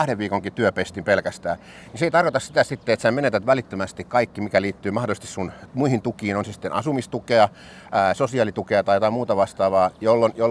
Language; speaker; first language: Finnish; native; Finnish